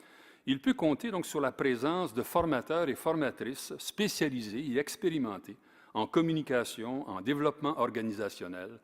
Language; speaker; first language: French; native; French